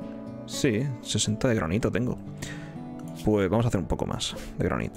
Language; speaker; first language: Spanish; native; Spanish